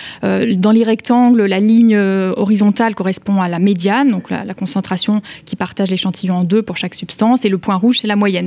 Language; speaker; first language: French; native; French